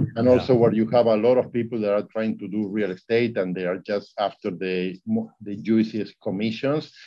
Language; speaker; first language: English; non-native, fluent; Spanish